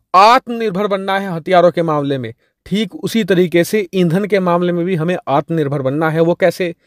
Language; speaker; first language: Hindi; native; Hindi